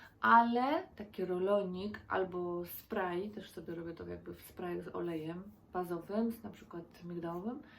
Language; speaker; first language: Polish; native; Polish